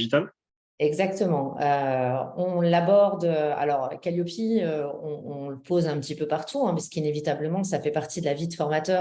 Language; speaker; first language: French; native; French